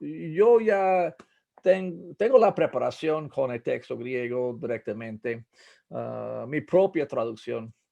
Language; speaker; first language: Spanish; non-native, fluent; English